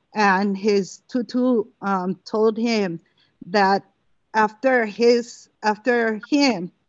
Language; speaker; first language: English; native; English